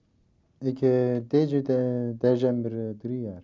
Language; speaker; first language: Dutch; non-native, learner; Turkish